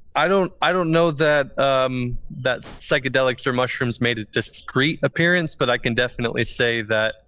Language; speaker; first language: English; native; English